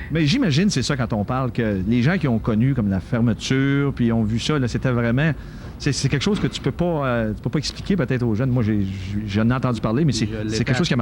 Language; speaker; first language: French; native; French